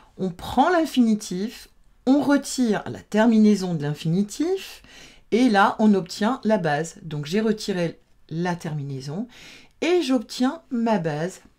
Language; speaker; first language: French; native; French